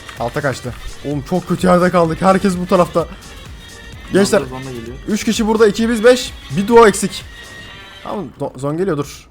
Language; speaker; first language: Turkish; native; Turkish